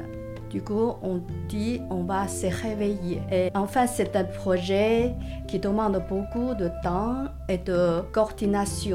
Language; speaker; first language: French; non-native, fluent; Chinese